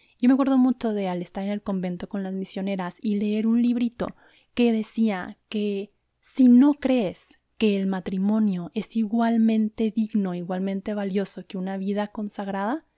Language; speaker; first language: Spanish; native; Spanish